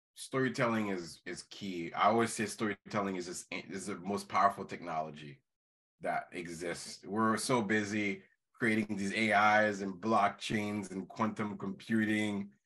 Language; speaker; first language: English; non-native, fluent; Haitian Creole